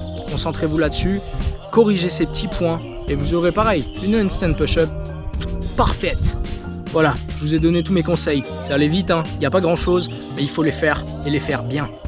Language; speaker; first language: French; native; French